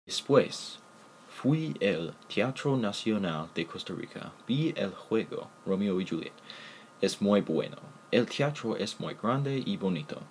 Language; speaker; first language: Spanish; non-native, learner; English